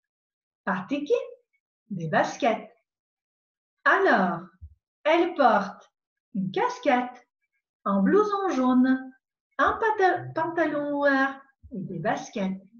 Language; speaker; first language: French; non-native, fluent; Macedonian